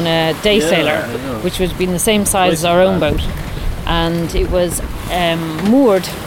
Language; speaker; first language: English; native; English